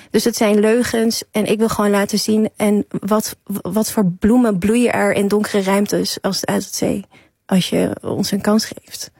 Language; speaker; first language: Dutch; early bilingual, other home language; Persian